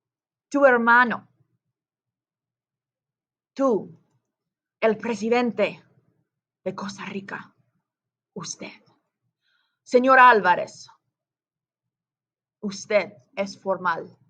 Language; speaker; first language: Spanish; non-native, fluent; English